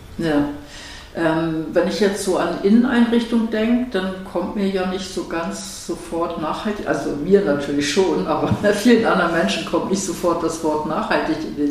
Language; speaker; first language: German; native; German